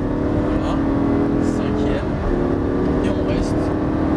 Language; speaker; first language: French; native; French